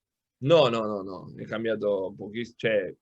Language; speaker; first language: Italian; non-native, local second language; Spanish